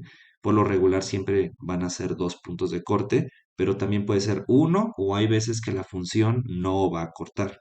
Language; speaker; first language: Spanish; native; Spanish